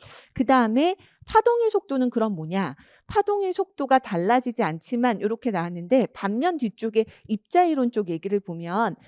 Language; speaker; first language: Korean; native; Korean